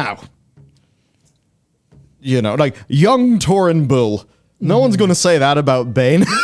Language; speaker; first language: English; native; English